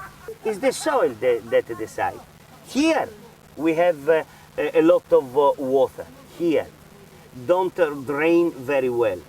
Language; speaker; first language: English; non-native, fluent; Italian